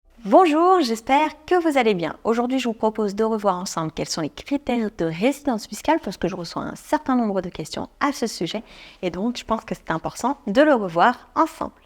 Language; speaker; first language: French; native; French